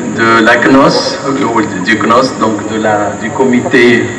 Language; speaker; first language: French; non-native, local second language; Arabic